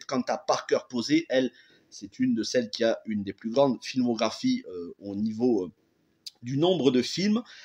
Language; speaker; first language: French; native; French